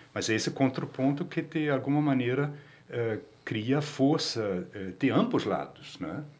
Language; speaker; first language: Portuguese; non-native, fluent; Danish